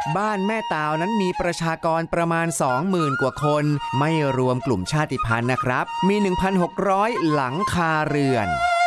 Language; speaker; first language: Thai; native; Thai